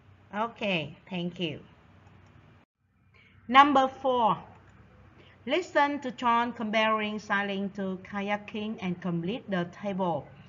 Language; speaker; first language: English; non-native, fluent; Vietnamese